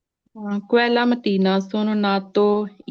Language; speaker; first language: Italian; non-native, learner; Punjabi